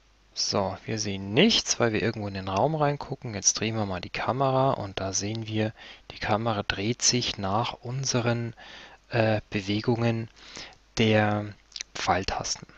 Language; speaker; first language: German; native; German